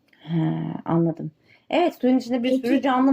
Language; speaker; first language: Turkish; native; Turkish